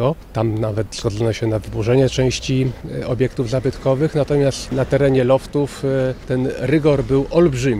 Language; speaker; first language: Polish; native; Polish